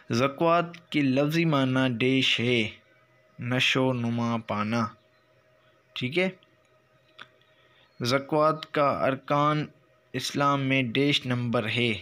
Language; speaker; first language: Urdu; non-native, local second language; Sindhi